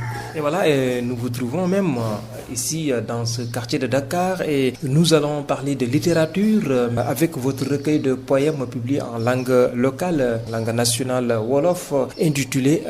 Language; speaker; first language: French; non-native, local second language; Wolof